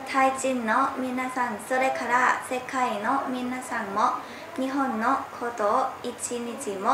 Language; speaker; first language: Japanese; non-native, learner; Thai